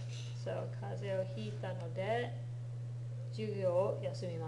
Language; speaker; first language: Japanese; non-native, fluent; English